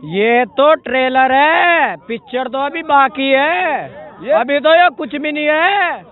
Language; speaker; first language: Hindi; native; Hindi